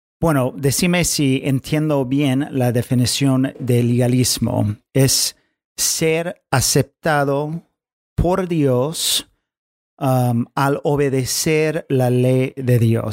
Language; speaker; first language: Spanish; non-native, fluent; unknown